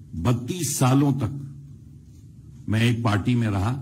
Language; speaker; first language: Hindi; native; Hindi